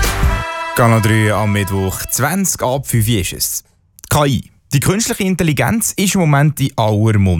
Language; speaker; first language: German; native; German